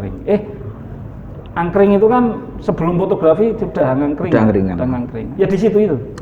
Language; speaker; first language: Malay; non-native, local second language; Javanese